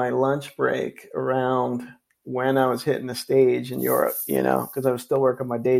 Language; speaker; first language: English; native; English